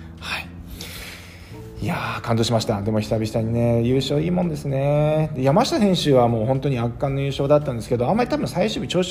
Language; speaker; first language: Japanese; native; Japanese